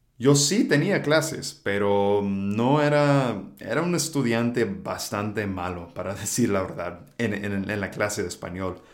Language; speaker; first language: Spanish; non-native, fluent; English